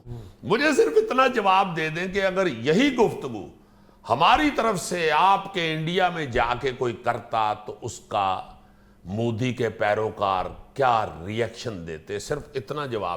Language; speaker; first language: Urdu; native; Urdu